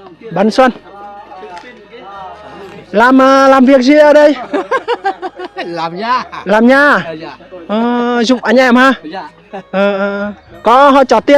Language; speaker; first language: Vietnamese; non-native, learner; Thai